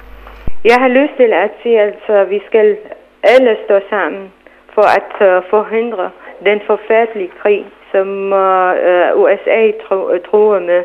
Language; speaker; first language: Danish; non-native, fluent; Arabic